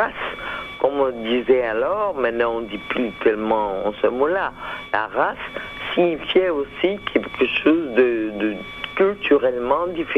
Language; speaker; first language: French; native; French